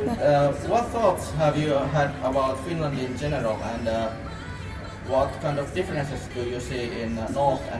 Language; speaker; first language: English; non-native, fluent; Finnish